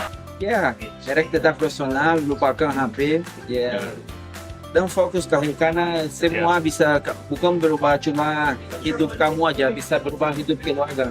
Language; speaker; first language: Indonesian; non-native, fluent; Portuguese